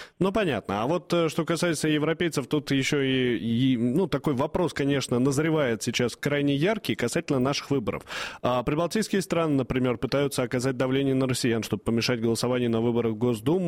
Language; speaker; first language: Russian; native; Russian